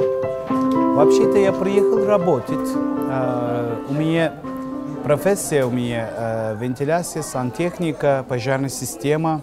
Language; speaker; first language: Russian; non-native, learner; Turkish